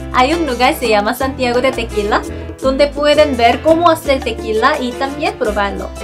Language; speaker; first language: Spanish; non-native, fluent; Korean